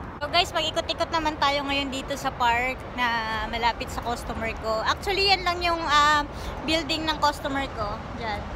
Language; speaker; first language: Filipino; native; Filipino